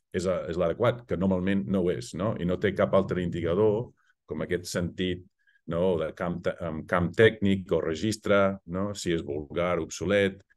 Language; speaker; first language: Catalan; non-native, fluent; English